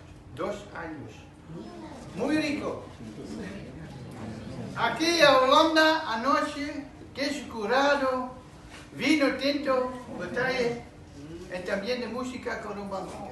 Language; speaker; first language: Spanish; non-native, learner; Dutch